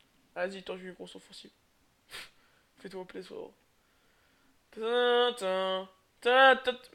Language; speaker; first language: French; native; French